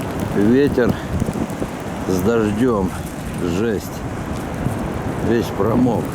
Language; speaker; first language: Russian; native; Russian